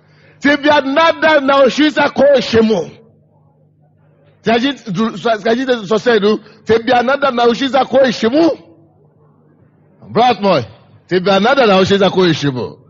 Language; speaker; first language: Russian; non-native, fluent; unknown